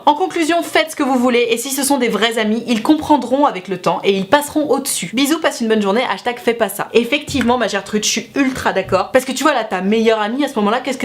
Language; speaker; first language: French; native; French